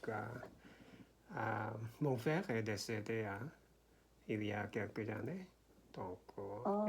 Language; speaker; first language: French; non-native, learner; Korean